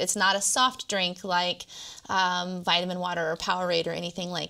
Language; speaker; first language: English; native; English